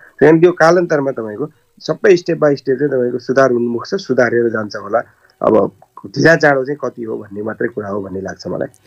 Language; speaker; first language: Nepali; native; Nepali